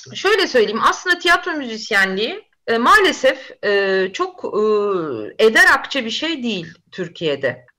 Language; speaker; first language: Turkish; native; Turkish